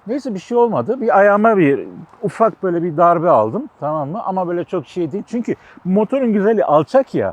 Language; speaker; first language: Turkish; native; Turkish